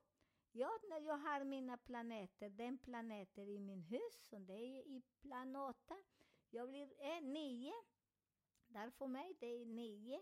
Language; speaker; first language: Swedish; non-native, fluent; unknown